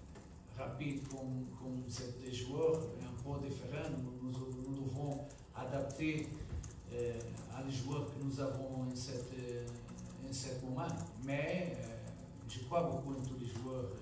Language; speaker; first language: French; non-native, fluent; Portuguese